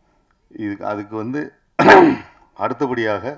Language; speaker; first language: Tamil; native; Tamil